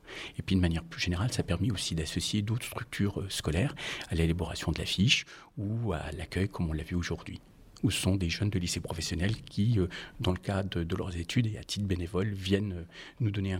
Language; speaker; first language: French; native; French